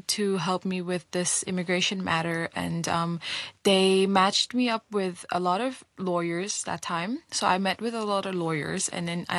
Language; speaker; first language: English; non-native, local second language; Nepali